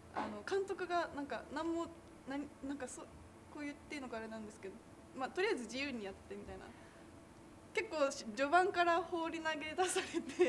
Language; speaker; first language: Japanese; native; Japanese